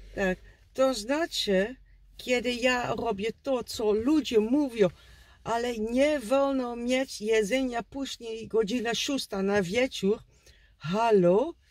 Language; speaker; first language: Polish; non-native, learner; Dutch